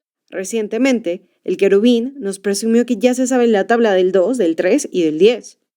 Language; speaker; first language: Spanish; native; Spanish